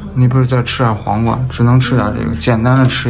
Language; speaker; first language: Chinese; native; Chinese